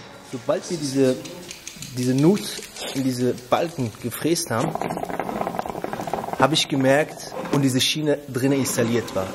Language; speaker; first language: German; non-native, fluent; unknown